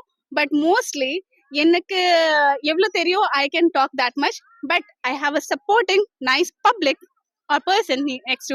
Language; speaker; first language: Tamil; non-native, learner; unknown